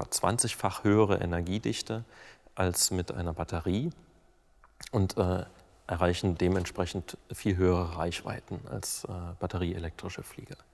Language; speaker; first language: German; native; German